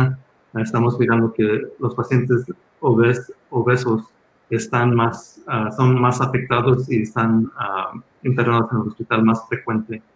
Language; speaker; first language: Spanish; early bilingual, other home language; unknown